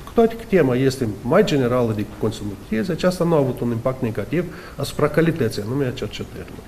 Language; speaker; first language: Romanian; native; Romanian